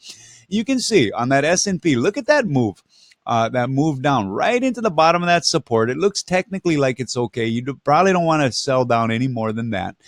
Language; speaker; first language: English; native; English